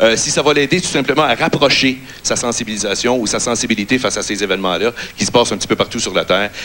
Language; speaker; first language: French; native; French